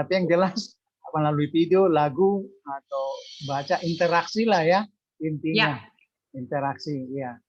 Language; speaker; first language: Indonesian; native; Indonesian